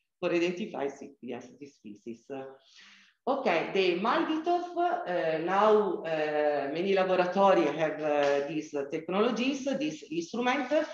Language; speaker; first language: English; non-native, learner; Italian